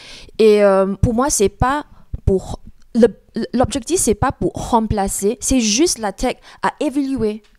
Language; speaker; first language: French; non-native, fluent; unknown